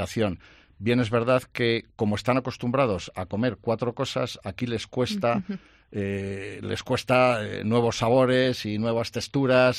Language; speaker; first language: Spanish; native; Spanish